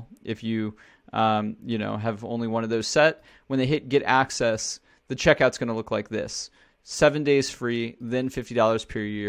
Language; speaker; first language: English; native; English